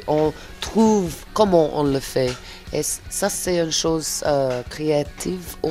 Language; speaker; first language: French; non-native, fluent; English